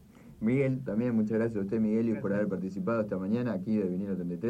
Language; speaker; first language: Spanish; native; Spanish